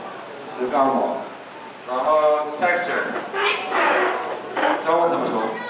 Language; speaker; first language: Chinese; non-native, learner; English